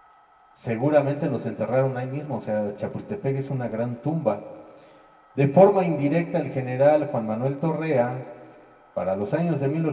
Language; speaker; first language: Spanish; native; Spanish